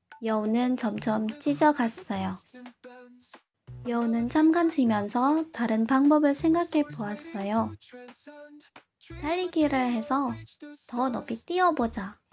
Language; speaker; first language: Korean; non-native, learner; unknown